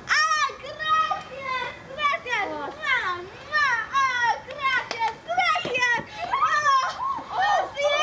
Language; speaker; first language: Spanish; non-native, learner; English